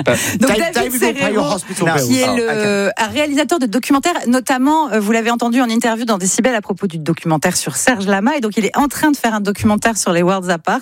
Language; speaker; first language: French; native; French